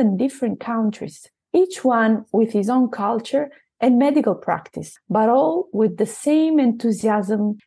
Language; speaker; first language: English; non-native, fluent; Italian